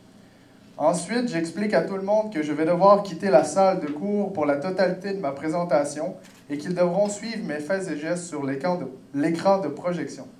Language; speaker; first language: French; native; French